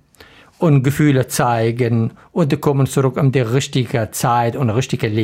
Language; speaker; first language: German; non-native, learner; Arabic